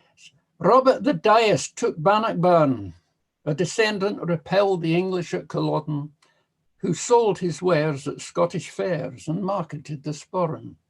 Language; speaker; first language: English; native; English